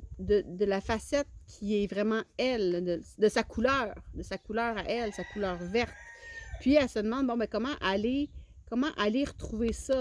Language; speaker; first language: French; native; French